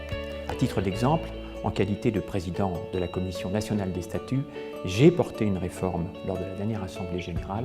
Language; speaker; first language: French; native; French